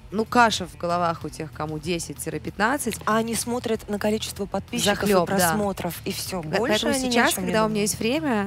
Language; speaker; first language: Russian; native; Russian